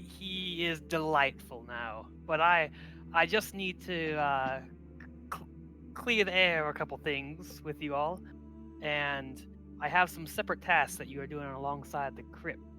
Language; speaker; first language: English; native; English